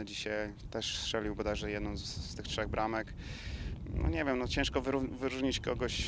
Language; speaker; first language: Polish; native; Polish